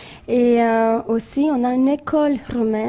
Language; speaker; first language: French; non-native, fluent; Romanian